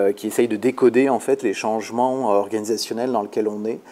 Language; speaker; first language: French; native; French